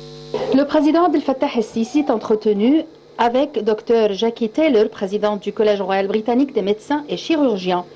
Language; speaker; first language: French; non-native, fluent; Arabic